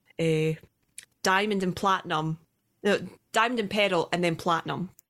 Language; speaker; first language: English; native; English